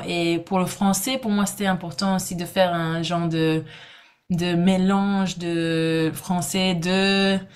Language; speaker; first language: French; non-native, fluent; English